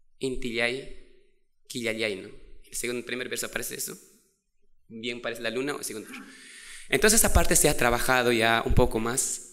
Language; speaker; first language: Spanish; non-native, local second language; Quechua